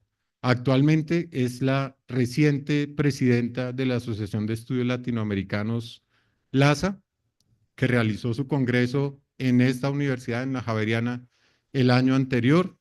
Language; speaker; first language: Spanish; native; Spanish